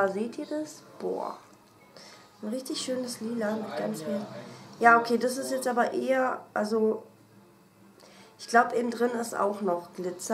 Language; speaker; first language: German; native; German